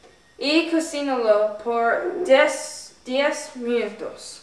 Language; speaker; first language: Spanish; non-native, learner; English